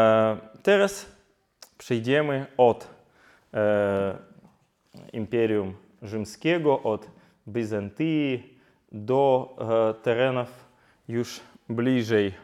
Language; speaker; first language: Polish; non-native, fluent; Ukrainian